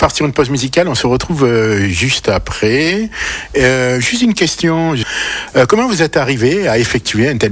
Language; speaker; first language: French; native; French